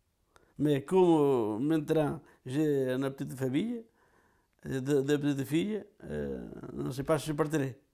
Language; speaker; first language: French; non-native, fluent; Portuguese